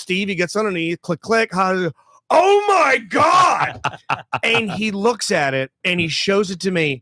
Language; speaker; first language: English; native; English